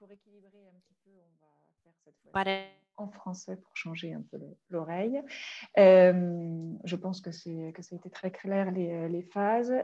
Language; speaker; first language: French; native; French